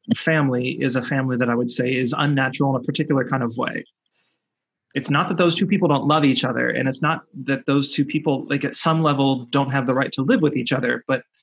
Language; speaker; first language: English; early bilingual, other home language; Spanish